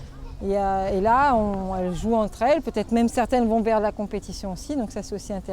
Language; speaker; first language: French; native; French